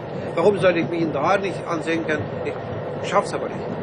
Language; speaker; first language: German; non-native, fluent; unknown